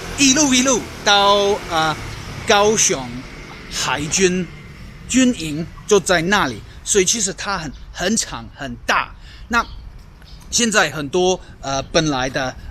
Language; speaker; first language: Chinese; non-native, fluent; English